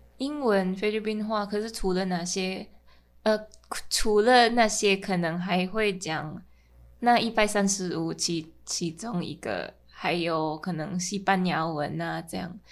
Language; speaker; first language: Chinese; non-native, fluent; Min Nan Chinese